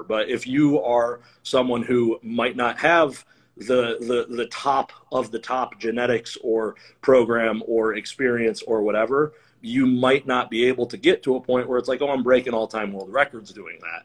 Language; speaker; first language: English; native; English